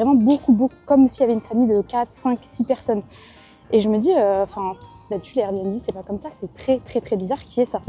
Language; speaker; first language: French; native; French